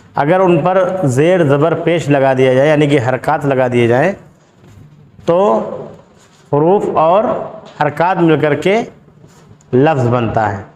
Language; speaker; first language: Hindi; native; Hindi